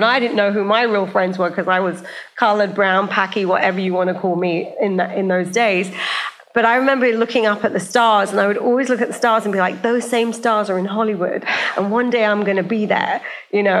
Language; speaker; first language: English; native; English